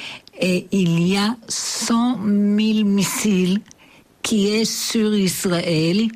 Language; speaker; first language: French; non-native, learner; Hebrew